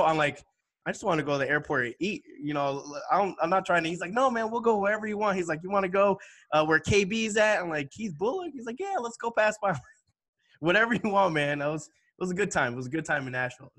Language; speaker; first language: English; native; English